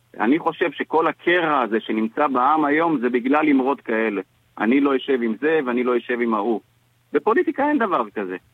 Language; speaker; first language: Hebrew; native; Hebrew